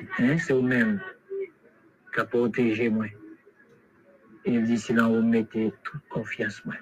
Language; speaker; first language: French; non-native, local second language; Haitian Creole